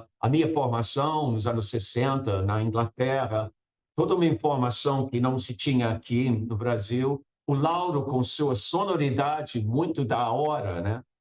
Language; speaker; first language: Portuguese; non-native, fluent; English